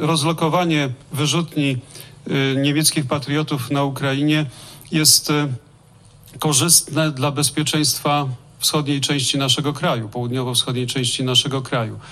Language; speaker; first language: Polish; native; Polish